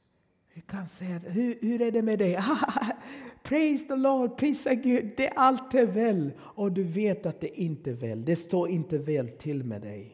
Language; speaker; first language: Swedish; non-native, fluent; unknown